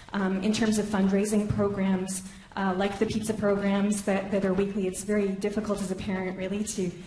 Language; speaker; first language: English; native; English